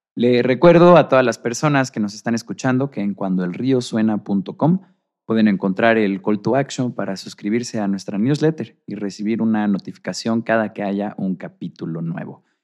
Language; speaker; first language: Spanish; native; Spanish